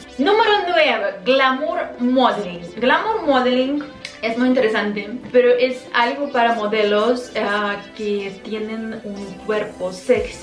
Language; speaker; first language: Spanish; non-native, fluent; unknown